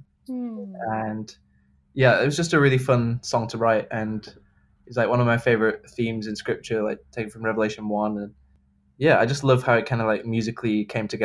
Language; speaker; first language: English; native; English